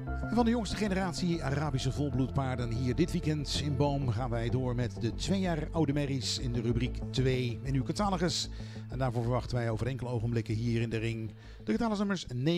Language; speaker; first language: Dutch; native; Dutch